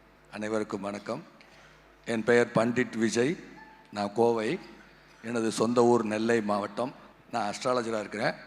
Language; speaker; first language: Tamil; native; Tamil